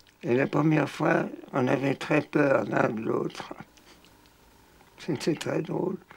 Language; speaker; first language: French; non-native, fluent; German